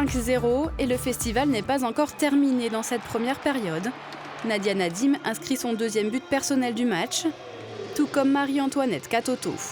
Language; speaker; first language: French; native; French